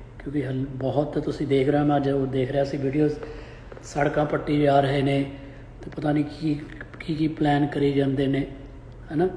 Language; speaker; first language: Punjabi; early bilingual, heritage; Punjabi